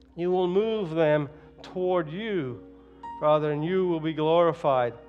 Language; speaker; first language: English; early bilingual, other home language; Spanish